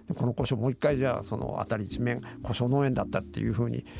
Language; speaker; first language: Japanese; native; Japanese